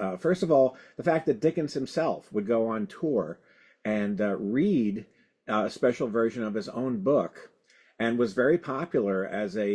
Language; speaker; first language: English; native; English